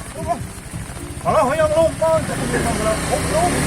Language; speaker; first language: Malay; non-native, local second language; Sundanese